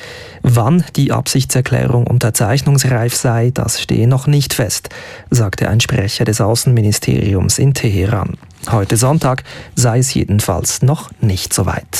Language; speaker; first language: German; native; German